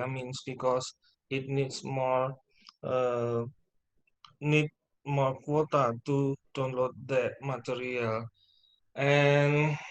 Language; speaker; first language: English; non-native, fluent; Indonesian